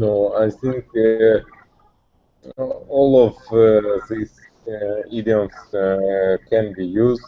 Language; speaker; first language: English; non-native, learner; Russian